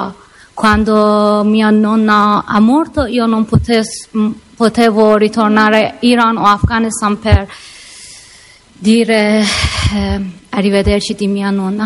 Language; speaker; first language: Italian; non-native, learner; Persian